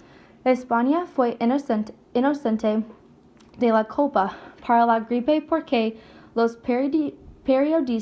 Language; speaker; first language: Spanish; non-native, learner; English